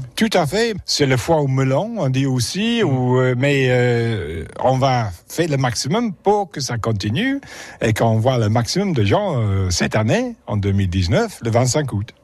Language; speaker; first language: French; non-native, fluent; English